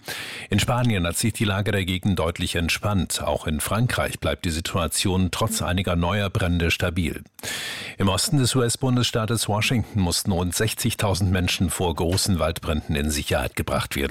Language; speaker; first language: German; native; German